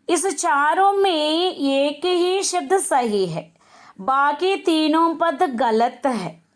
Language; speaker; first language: Hindi; non-native, local second language; Telugu